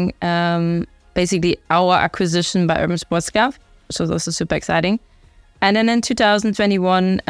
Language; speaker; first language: English; non-native, fluent; German